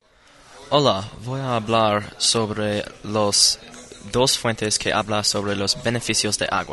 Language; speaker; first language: Spanish; non-native, learner; English